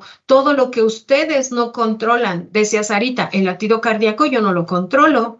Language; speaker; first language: Spanish; native; Spanish